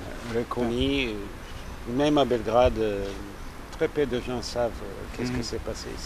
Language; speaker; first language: French; non-native, fluent; Serbian